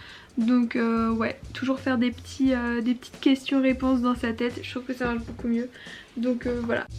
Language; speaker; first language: French; native; French